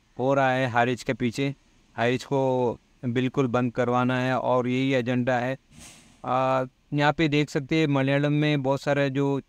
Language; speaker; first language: Hindi; non-native, local second language; Malayalam